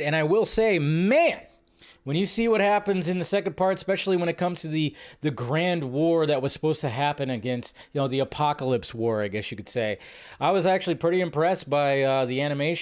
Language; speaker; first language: English; native; English